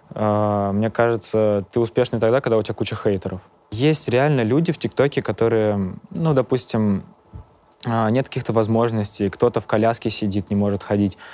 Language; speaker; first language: Russian; native; Russian